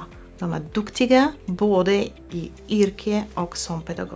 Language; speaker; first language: Swedish; non-native, fluent; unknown